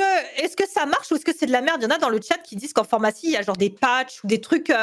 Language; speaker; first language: French; native; French